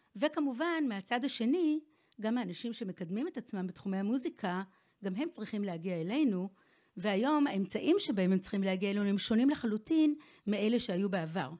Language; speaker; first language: Hebrew; native; Hebrew